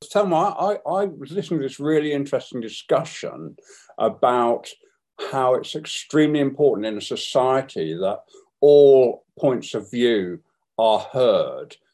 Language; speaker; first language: English; native; English